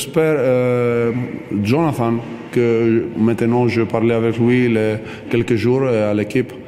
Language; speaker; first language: French; non-native, fluent; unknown